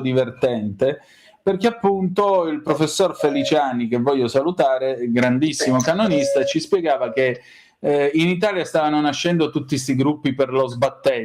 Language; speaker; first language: Italian; native; Italian